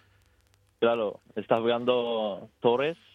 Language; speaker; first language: Spanish; non-native, fluent; Japanese